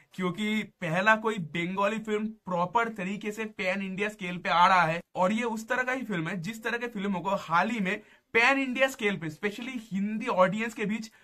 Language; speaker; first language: Hindi; non-native, local second language; Bangla